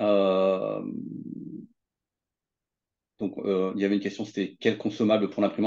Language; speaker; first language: French; native; French